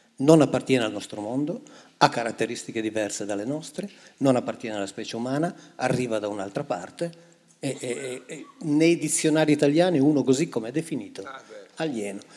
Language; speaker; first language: Italian; native; Italian